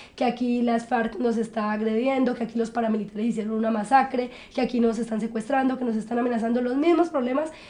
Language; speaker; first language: Spanish; native; Spanish